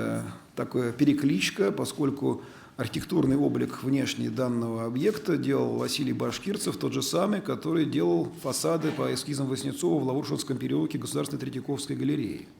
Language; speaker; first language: Russian; native; Russian